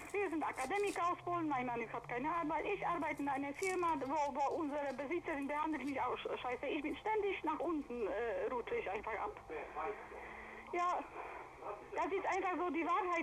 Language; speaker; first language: German; non-native, fluent; Polish